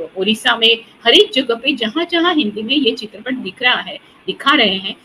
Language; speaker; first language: Hindi; non-native, local second language; Marathi